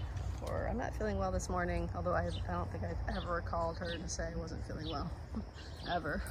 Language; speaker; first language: English; native; English